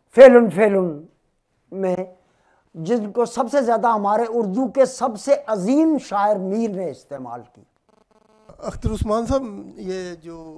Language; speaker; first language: Urdu; native; Urdu